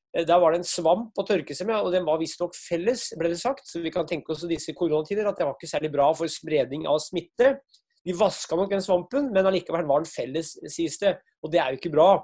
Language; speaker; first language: Norwegian; native; Norwegian